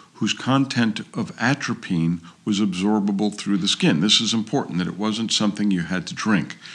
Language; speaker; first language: English; native; English